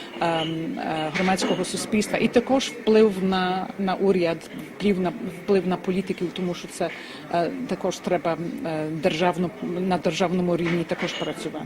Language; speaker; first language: Ukrainian; early bilingual, heritage; Ukrainian